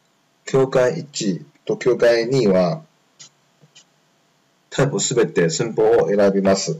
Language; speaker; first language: Japanese; non-native, fluent; Chinese